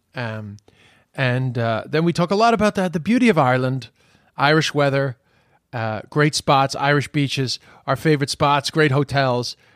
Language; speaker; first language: English; native; English